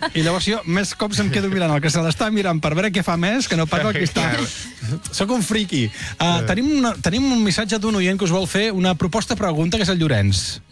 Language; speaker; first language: Catalan; native; Catalan